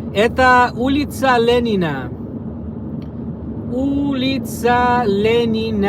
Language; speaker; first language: Russian; non-native, learner; English